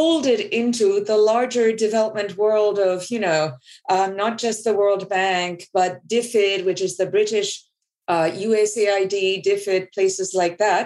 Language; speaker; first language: English; non-native, local second language; Bangla